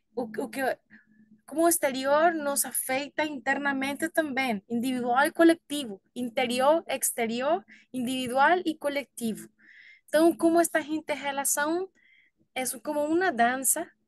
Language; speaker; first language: Portuguese; non-native, learner; Spanish